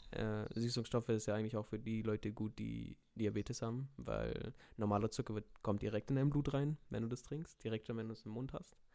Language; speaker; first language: German; early bilingual, other home language; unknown